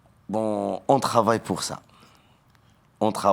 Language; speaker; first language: French; non-native, learner; Arabic